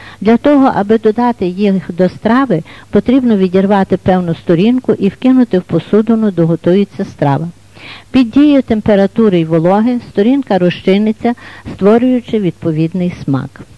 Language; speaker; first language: Ukrainian; native; Ukrainian